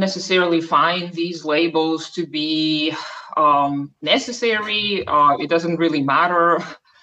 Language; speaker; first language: English; non-native, fluent; Russian